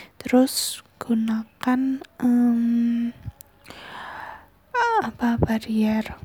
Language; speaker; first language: Indonesian; native; Indonesian